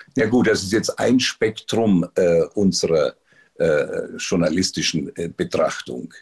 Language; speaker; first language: German; native; German